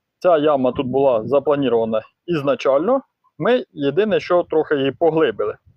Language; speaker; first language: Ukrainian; native; Ukrainian